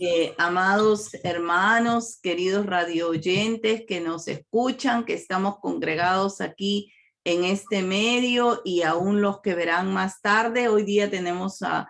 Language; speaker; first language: Spanish; native; Spanish